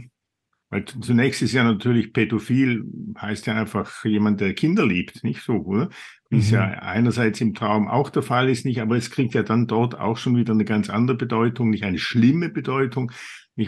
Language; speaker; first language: German; native; German